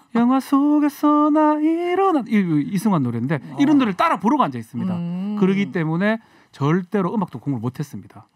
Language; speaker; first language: Korean; native; Korean